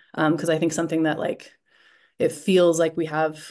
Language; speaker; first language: English; native; English